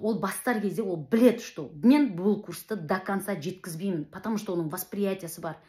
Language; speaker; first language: Russian; non-native, local second language; Kazakh